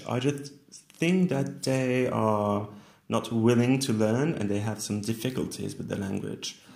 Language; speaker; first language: English; non-native, fluent; French